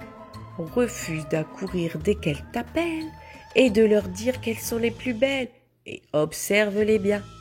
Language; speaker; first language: French; native; French